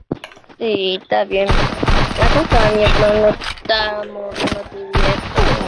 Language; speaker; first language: Spanish; native; Spanish